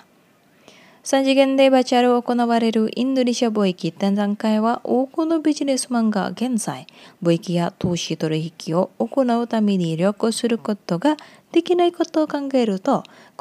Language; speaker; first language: Japanese; non-native, fluent; Indonesian